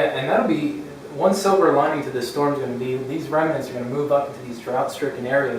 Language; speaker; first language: English; native; English